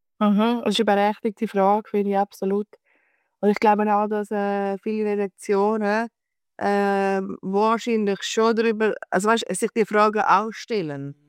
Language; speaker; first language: German; native; German